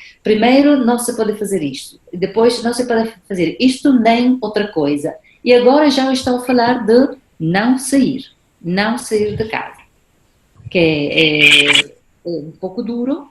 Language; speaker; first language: Portuguese; non-native, fluent; Spanish